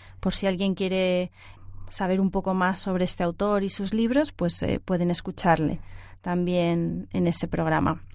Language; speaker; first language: Spanish; native; Spanish